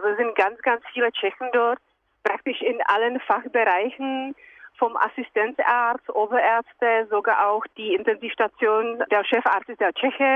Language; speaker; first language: German; non-native, fluent; Czech